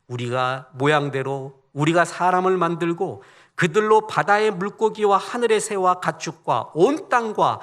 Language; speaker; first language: Korean; native; Korean